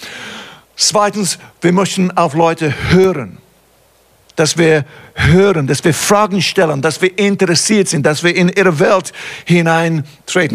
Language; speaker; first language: German; non-native, fluent; English